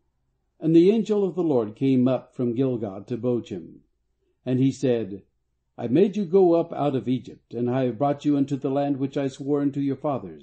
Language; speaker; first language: English; native; English